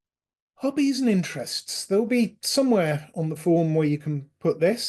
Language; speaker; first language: English; native; English